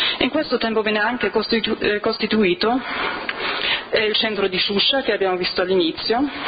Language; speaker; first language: Italian; non-native, fluent; Arabic